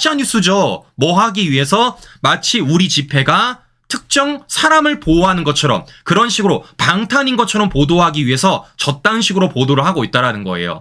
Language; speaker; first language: Korean; native; Korean